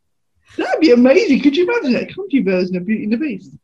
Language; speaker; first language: English; native; English